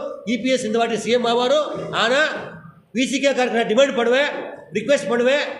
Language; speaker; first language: Tamil; non-native, learner; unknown